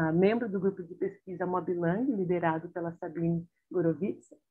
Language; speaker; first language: Portuguese; native; Portuguese